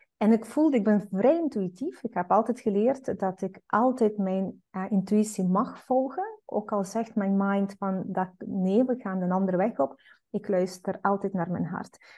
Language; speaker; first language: Dutch; non-native, fluent; Russian